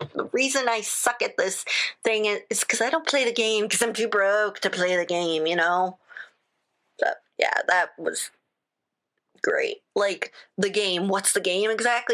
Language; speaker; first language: English; native; English